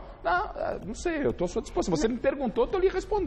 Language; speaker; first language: Portuguese; native; Portuguese